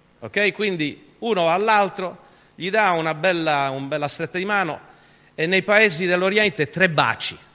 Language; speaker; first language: Italian; early bilingual, other home language; English